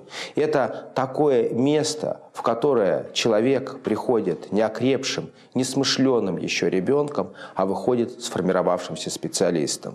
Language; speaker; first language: Russian; native; Russian